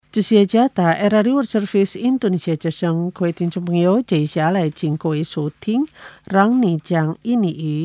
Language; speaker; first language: Chinese; non-native, fluent; Indonesian